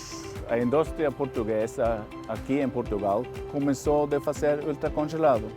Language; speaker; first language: Portuguese; non-native, fluent; Norwegian